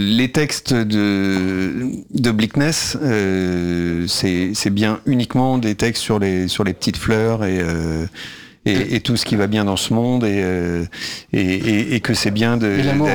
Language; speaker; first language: French; native; French